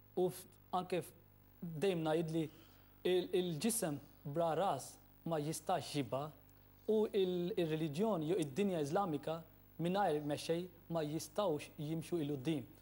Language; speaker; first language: Maltese; non-native, fluent; Urdu